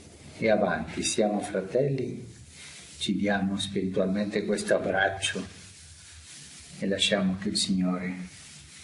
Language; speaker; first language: Italian; non-native, fluent; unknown